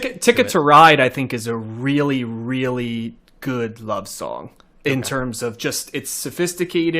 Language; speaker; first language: English; native; English